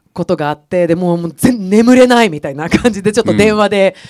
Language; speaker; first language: Japanese; non-native, fluent; Swedish